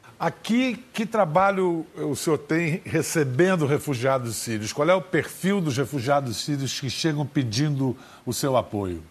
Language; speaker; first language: Portuguese; native; Portuguese